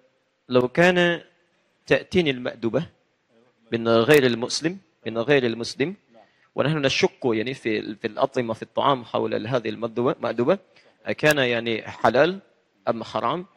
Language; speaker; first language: Arabic; non-native, fluent; Indonesian